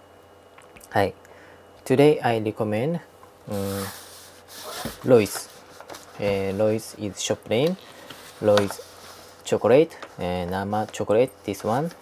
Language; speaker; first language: English; non-native, learner; Japanese